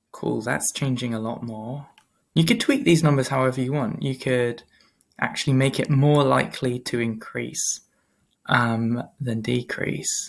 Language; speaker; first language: English; native; English